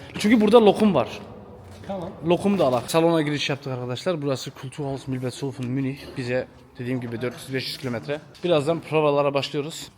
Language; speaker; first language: Turkish; early bilingual, heritage; Turkish